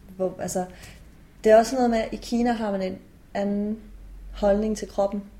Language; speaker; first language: Danish; early bilingual, other home language; Persian